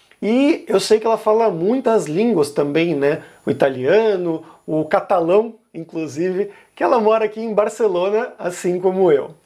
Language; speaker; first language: Portuguese; native; Portuguese